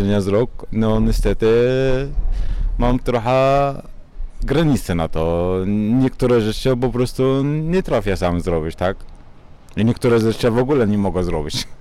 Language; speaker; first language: Polish; non-native, learner; Arabic